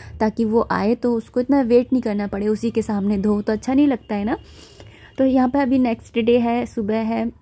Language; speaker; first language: Hindi; native; Hindi